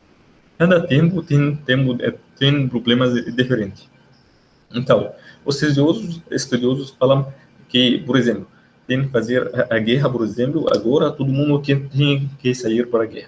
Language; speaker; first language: Portuguese; non-native, fluent; Arabic